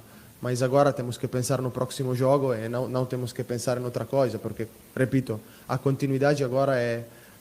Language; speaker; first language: Portuguese; non-native, fluent; Italian